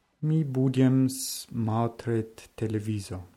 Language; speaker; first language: Russian; non-native, learner; German